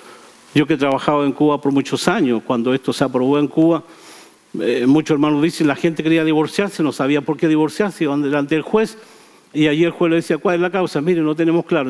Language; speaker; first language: Spanish; native; Spanish